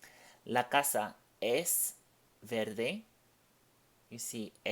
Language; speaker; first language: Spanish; non-native, fluent; English